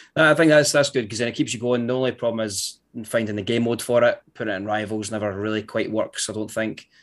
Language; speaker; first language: English; native; English